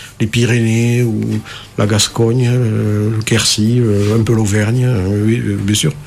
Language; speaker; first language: French; native; French